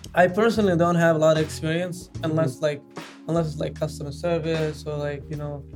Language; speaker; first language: English; non-native, fluent; Arabic